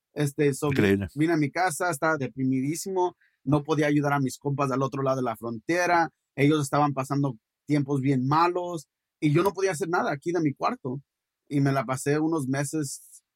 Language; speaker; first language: Spanish; early bilingual, heritage; Spanish